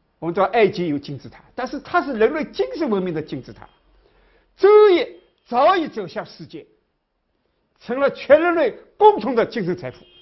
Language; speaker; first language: Chinese; native; Chinese